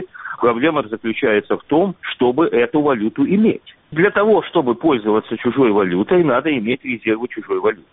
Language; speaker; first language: Russian; native; Russian